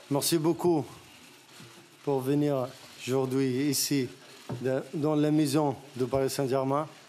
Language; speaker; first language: French; non-native, learner; Arabic